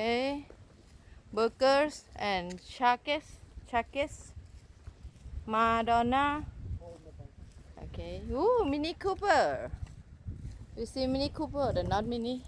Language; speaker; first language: English; non-native, learner; Thai